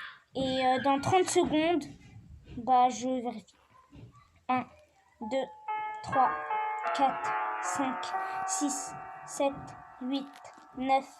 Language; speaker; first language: French; native; French